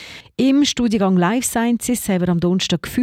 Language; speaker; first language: German; native; German